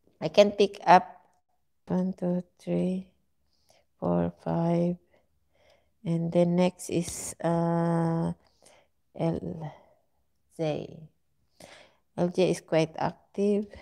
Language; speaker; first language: English; non-native, learner; Filipino